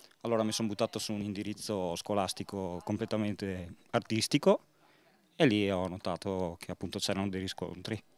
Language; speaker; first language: Italian; native; Italian